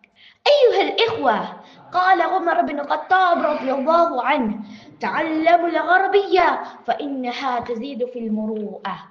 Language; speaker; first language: Arabic; non-native, learner; Malayalam